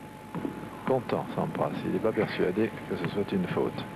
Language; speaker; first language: French; native; French